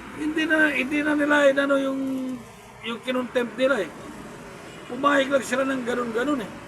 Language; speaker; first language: Filipino; non-native, local second language; Cebuano